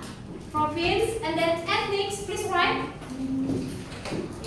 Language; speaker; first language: English; non-native, learner; Indonesian